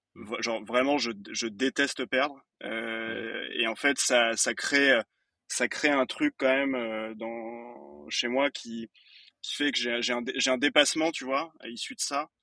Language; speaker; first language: French; native; French